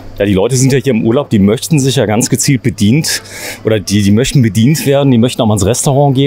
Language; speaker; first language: German; native; German